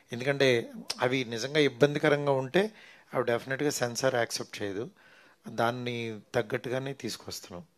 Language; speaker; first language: Telugu; native; Telugu